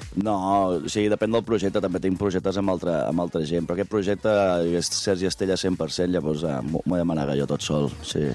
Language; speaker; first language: Catalan; native; Catalan